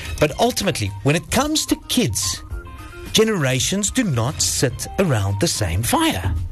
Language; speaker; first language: English; non-native, local second language; Afrikaans